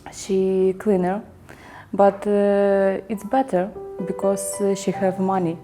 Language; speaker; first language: English; non-native, learner; Ukrainian